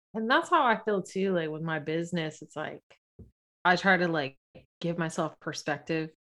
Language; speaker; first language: English; native; English